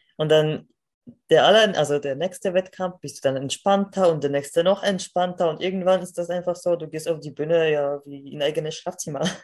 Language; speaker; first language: German; non-native, fluent; Polish